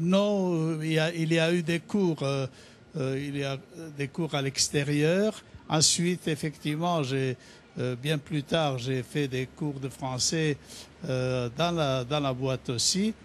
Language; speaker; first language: French; non-native, fluent; Serbian